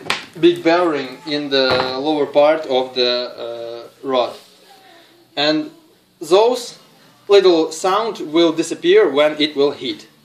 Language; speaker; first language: English; non-native, fluent; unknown